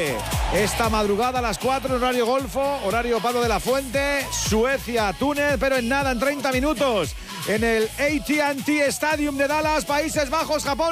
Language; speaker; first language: Spanish; native; Spanish